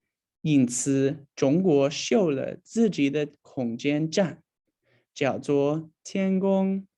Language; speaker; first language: Chinese; non-native, learner; English